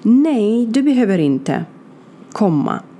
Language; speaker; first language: Swedish; non-native, learner; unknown